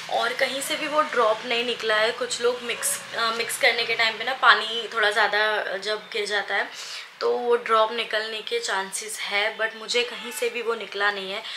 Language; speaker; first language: Hindi; non-native, local second language; Gujarati